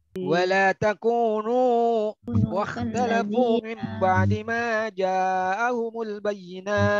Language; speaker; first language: Arabic; non-native, fluent; Indonesian